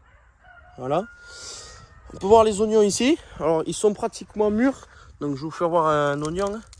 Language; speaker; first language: French; native; French